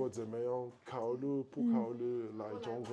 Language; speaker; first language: Chinese; non-native, learner; French